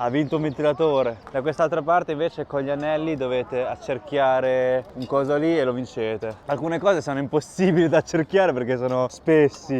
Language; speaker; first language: Italian; early bilingual, other home language; Chinese